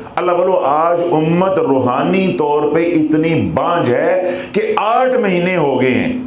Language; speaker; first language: Urdu; non-native, local second language; Punjabi